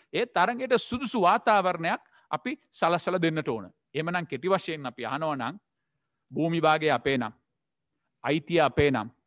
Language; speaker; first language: Sinhala; non-native, local second language; Tamil